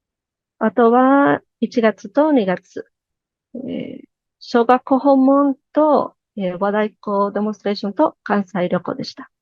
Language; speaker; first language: Japanese; non-native, learner; Spanish